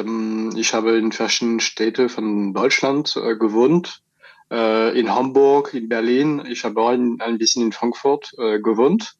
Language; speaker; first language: German; non-native, learner; French